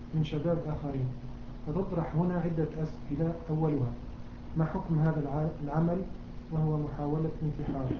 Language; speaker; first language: Arabic; native; Arabic